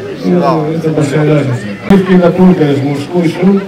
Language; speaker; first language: Russian; non-native, learner; Greek